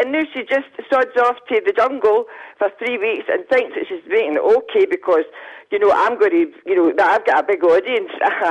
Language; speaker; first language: English; native; English